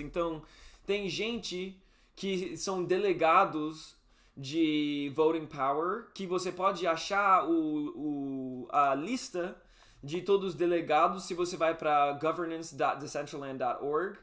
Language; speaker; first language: Portuguese; non-native, fluent; English